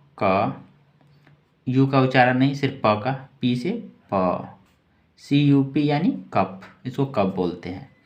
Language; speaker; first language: Hindi; native; Hindi